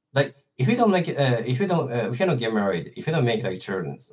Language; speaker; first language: English; non-native, fluent; Japanese